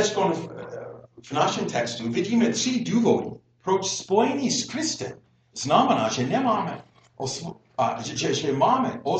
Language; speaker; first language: Czech; non-native, fluent; English